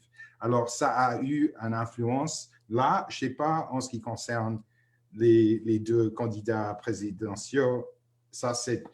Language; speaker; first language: French; non-native, fluent; English